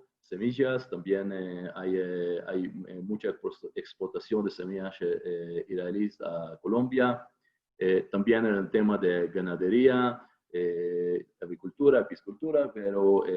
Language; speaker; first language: Spanish; non-native, fluent; Hebrew